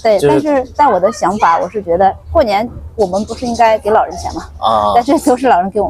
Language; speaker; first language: Chinese; non-native, local second language; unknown